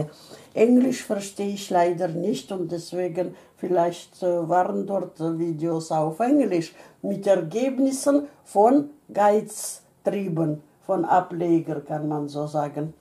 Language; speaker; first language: German; non-native, fluent; Russian